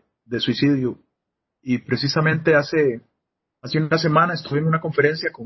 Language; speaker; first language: Spanish; native; Spanish